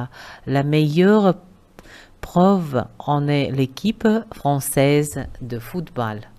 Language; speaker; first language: French; non-native, fluent; Uzbek